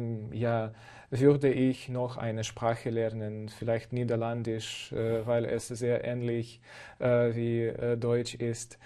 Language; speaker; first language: German; non-native, fluent; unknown